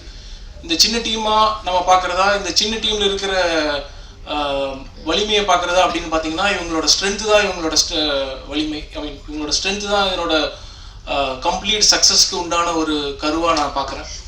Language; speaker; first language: Tamil; native; Tamil